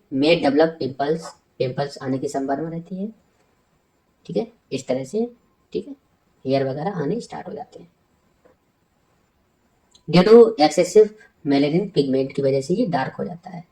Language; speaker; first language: Hindi; native; Hindi